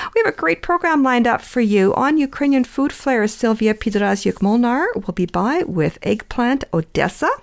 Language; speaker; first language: English; early bilingual, other home language; Ukrainian